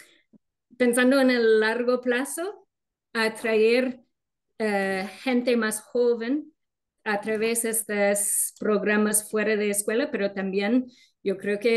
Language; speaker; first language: Spanish; non-native, fluent; English